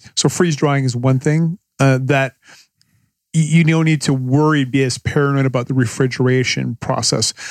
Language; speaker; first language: English; native; English